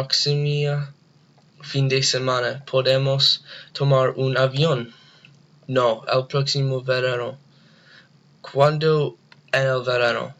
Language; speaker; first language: Spanish; non-native, learner; English